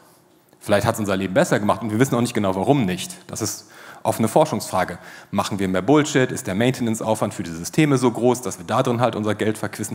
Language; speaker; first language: German; native; German